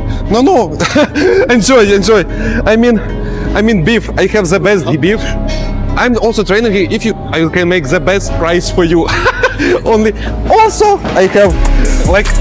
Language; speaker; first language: English; non-native, learner; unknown